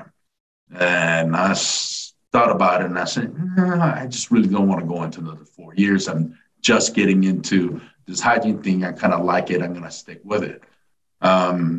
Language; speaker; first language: English; native; English